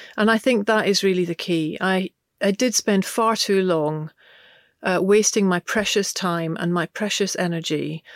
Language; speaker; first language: English; native; English